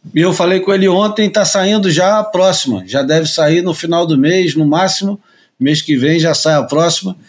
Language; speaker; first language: Portuguese; native; Portuguese